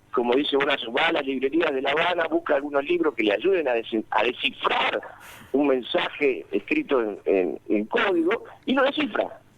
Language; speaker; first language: Spanish; native; Spanish